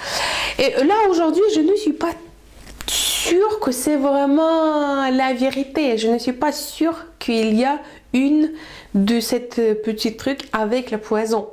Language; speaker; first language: French; non-native, fluent; Russian